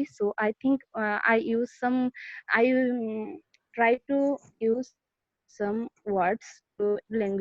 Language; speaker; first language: English; non-native, learner; Bangla